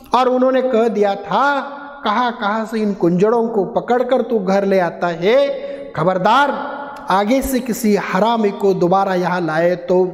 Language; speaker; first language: Hindi; non-native, local second language; Marathi